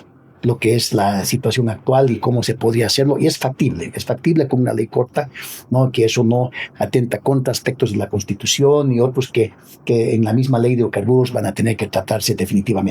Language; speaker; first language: Spanish; native; Spanish